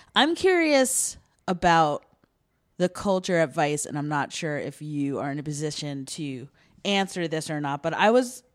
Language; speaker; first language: English; native; English